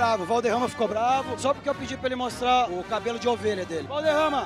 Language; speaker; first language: Portuguese; native; Portuguese